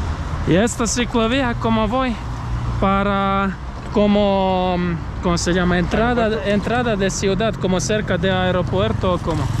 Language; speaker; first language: Spanish; non-native, learner; Croatian